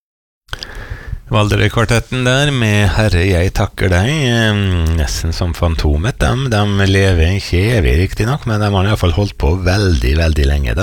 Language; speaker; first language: Norwegian; native; Norwegian